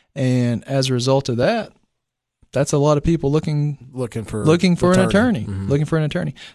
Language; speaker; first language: English; native; English